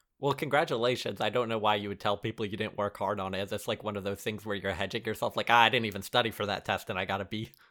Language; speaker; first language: English; early bilingual, other home language; Arabic